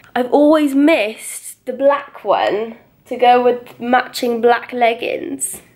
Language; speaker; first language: English; native; English